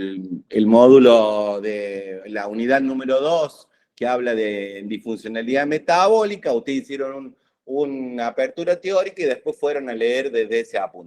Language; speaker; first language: Spanish; native; Spanish